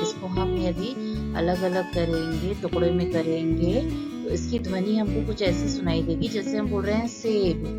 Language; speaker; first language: Hindi; native; Hindi